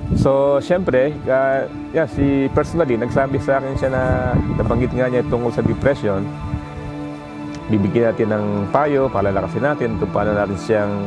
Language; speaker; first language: Filipino; native; Filipino